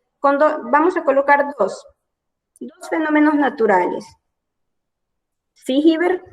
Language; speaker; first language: Spanish; native; Spanish